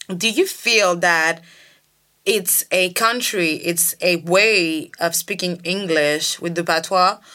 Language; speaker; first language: English; non-native, fluent; French